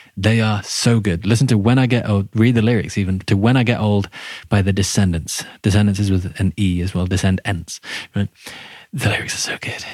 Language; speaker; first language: English; native; English